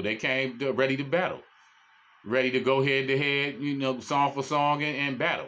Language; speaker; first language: English; native; English